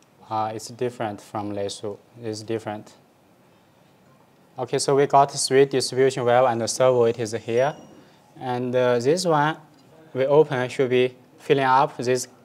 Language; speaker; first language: English; non-native, fluent; Chinese